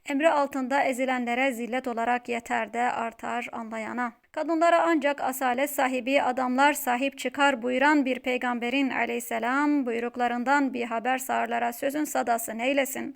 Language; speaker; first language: Turkish; native; Turkish